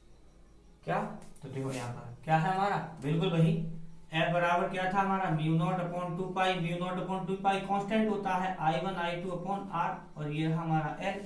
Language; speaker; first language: Hindi; native; Hindi